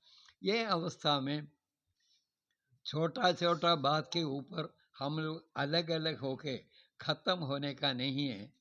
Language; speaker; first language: Hindi; non-native, local second language; Malayalam